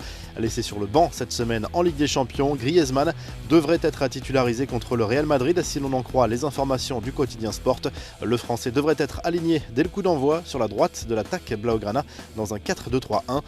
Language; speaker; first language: French; native; French